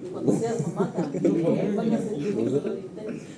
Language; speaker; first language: Spanish; native; Spanish